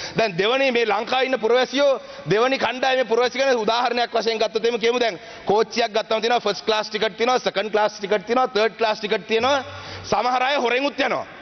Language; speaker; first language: Sinhala; non-native, local second language; Tamil